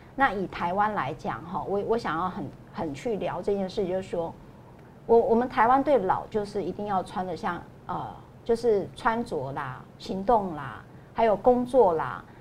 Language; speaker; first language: Chinese; non-native, local second language; Min Nan Chinese